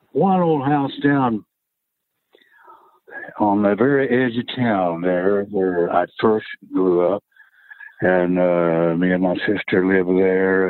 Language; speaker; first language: English; native; English